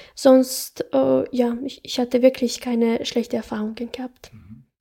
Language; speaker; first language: German; non-native, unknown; Bosnian